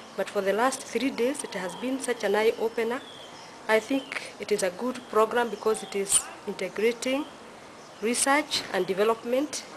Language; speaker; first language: English; non-native, local second language; Kikuyu